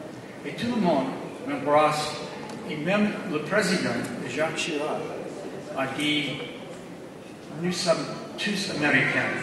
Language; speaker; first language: French; non-native, fluent; English